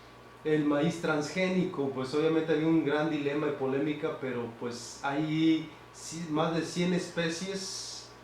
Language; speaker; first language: Spanish; native; Spanish